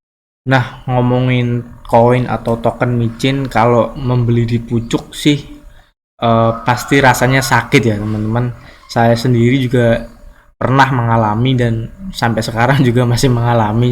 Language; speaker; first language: Indonesian; native; Indonesian